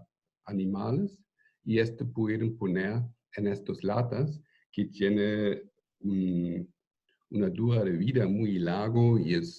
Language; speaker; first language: Spanish; non-native, fluent; German